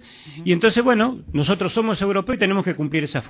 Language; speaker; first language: Spanish; native; Spanish